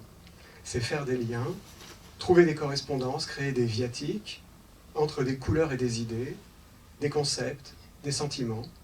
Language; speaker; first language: French; native; French